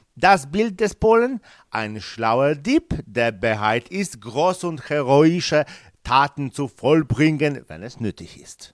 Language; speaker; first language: German; non-native, fluent; Polish